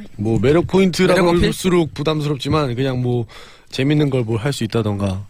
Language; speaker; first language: Korean; native; Korean